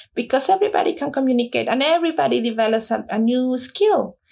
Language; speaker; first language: English; non-native, fluent; Spanish